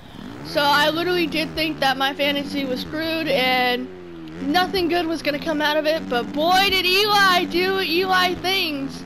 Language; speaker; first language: English; native; English